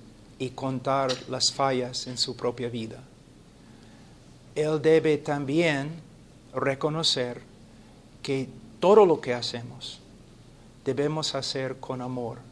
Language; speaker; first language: Spanish; non-native, fluent; English